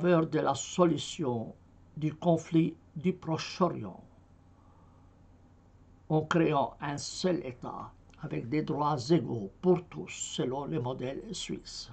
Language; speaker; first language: French; non-native, fluent; Arabic